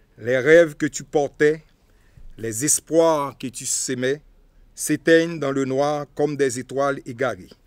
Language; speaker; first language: French; non-native, local second language; Haitian Creole